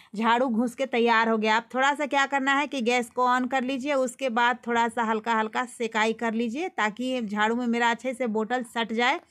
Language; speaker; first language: Hindi; native; Hindi